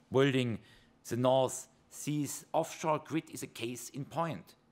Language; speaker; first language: English; non-native, fluent; German